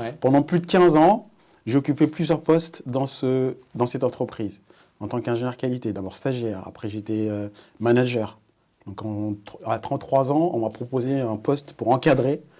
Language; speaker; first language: French; early bilingual, other home language; Wolof